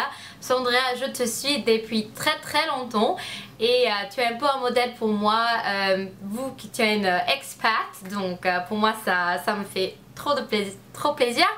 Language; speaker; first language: French; non-native, learner; English